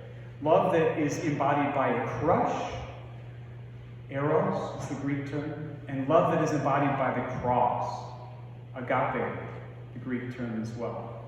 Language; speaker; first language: English; native; English